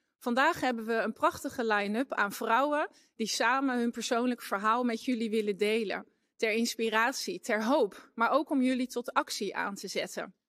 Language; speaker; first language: Dutch; native; Dutch